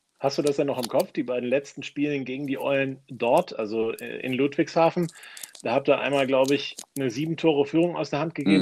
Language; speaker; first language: German; native; German